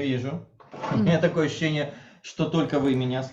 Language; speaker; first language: Russian; native; Russian